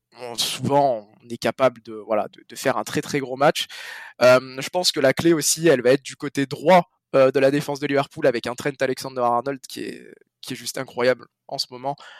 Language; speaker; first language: French; native; French